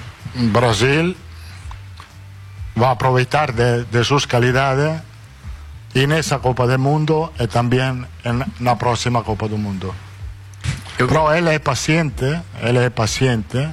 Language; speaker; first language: Spanish; non-native, fluent; Italian